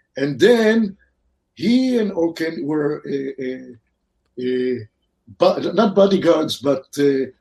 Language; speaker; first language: English; non-native, fluent; Hebrew